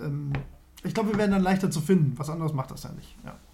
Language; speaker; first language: German; native; German